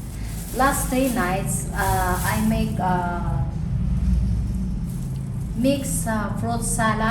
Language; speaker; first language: English; non-native, learner; Filipino